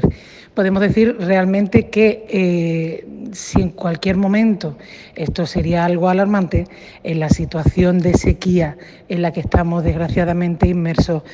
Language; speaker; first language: Spanish; native; Spanish